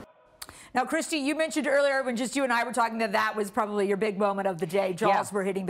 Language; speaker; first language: English; native; English